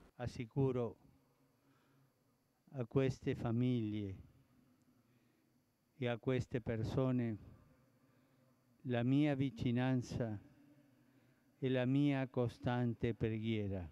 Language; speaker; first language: Italian; non-native, fluent; Spanish